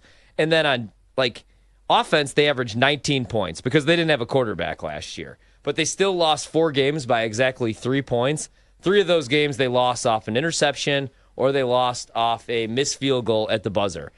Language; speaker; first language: English; native; English